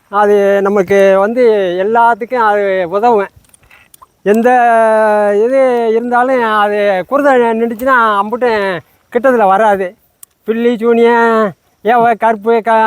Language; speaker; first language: Tamil; native; Tamil